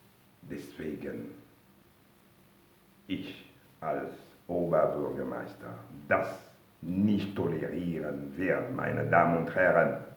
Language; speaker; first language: German; non-native, fluent; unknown